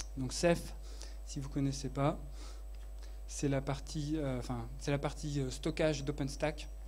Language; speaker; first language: French; native; French